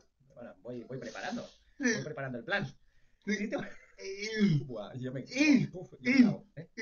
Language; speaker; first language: Spanish; native; Spanish